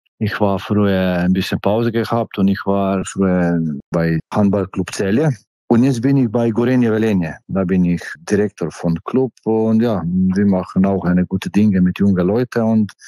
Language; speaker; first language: German; non-native, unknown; Slovenian